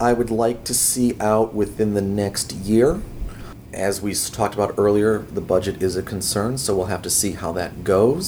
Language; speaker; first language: English; native; English